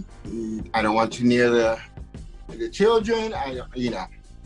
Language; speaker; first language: English; early bilingual, other home language; Spanish